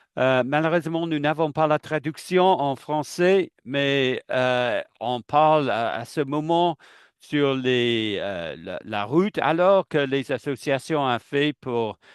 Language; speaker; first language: French; non-native, learner; English